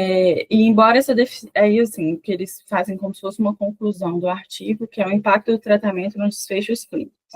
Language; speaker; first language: Portuguese; native; Portuguese